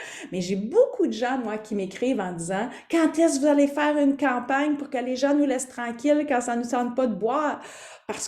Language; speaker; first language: French; native; French